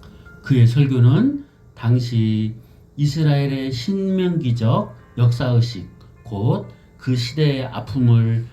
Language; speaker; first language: Korean; native; Korean